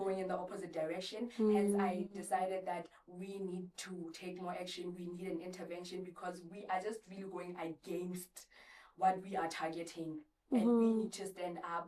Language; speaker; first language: English; non-native, local second language; Southern Sotho